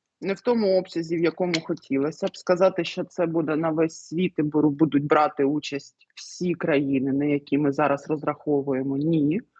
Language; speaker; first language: Ukrainian; native; Ukrainian